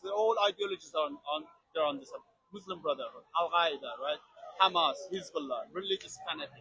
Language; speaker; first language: English; non-native, fluent; Persian